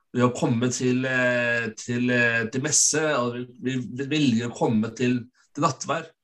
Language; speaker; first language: Norwegian; native; Norwegian